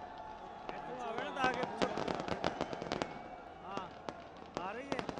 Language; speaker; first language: Punjabi; native; Punjabi